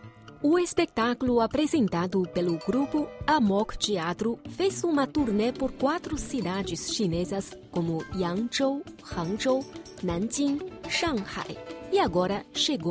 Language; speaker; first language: Portuguese; non-native, fluent; Chinese